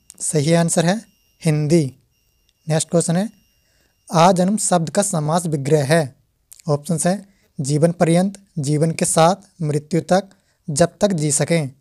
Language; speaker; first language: Hindi; native; Hindi